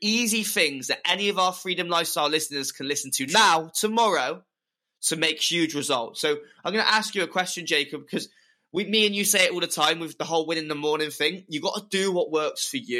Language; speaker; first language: English; native; English